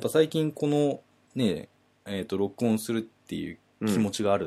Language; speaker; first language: Japanese; native; Japanese